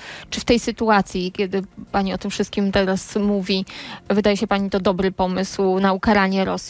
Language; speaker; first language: Polish; native; Polish